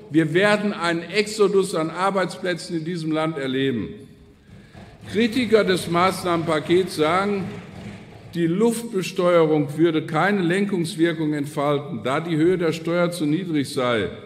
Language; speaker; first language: German; native; German